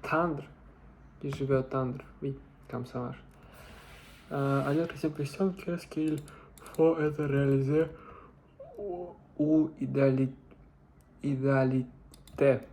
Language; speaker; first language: French; non-native, learner; Russian